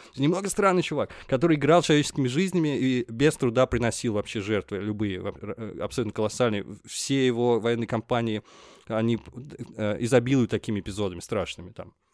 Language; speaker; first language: Russian; native; Russian